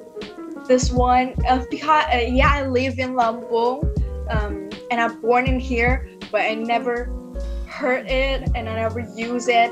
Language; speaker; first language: English; early bilingual, other home language; Indonesian